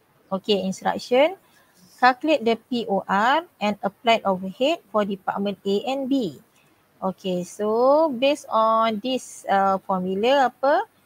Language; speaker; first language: English; non-native, local second language; Malay